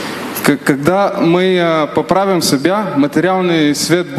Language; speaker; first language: Russian; non-native, learner; Bulgarian